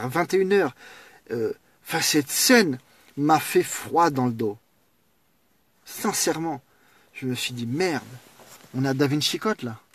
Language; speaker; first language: French; native; French